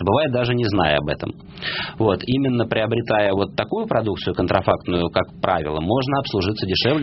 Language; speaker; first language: Russian; native; Russian